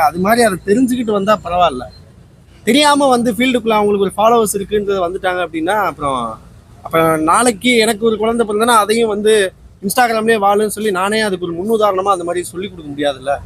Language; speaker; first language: Tamil; native; Tamil